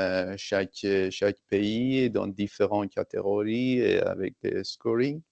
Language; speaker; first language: French; non-native, fluent; Persian